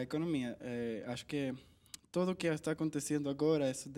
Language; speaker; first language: Portuguese; non-native, learner; Spanish